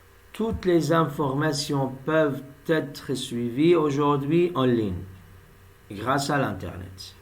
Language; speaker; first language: French; non-native, fluent; Arabic